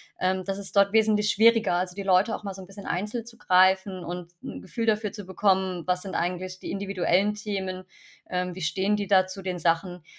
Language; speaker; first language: German; native; German